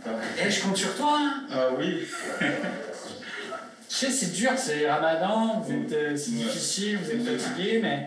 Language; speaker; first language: French; native; French